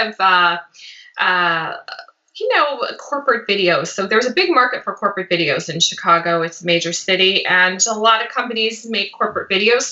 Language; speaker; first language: English; native; English